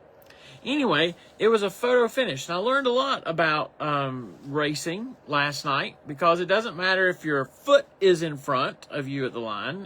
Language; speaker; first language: English; native; English